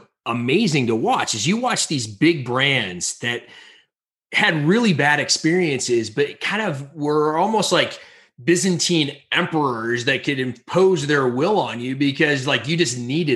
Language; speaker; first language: English; native; English